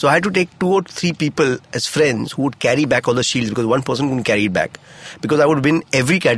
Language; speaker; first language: English; non-native, local second language; Hindi